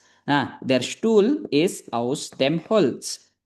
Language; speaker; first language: German; non-native, fluent; Indonesian